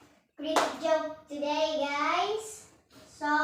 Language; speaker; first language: English; non-native, learner; Indonesian